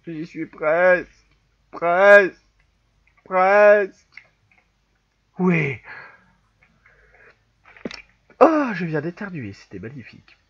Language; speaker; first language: French; native; French